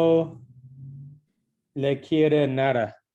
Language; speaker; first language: Spanish; non-native, learner; English